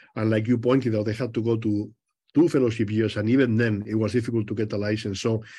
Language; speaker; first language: English; non-native, fluent; Spanish